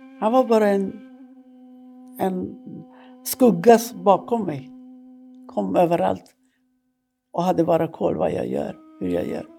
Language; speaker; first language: Swedish; non-native, fluent; Persian